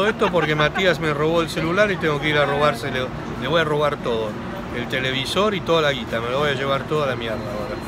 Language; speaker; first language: Spanish; native; Spanish